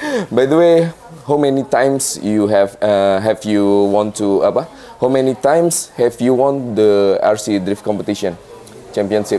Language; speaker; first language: English; non-native, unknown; Indonesian